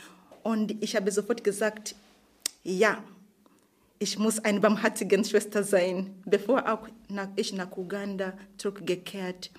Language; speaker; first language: German; non-native, learner; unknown